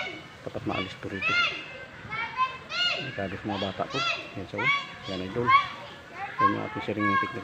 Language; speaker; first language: Filipino; native; Filipino